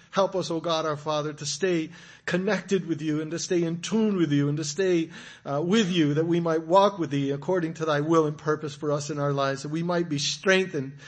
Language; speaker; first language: English; native; English